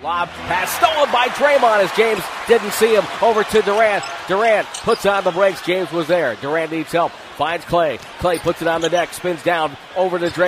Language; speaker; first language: English; native; English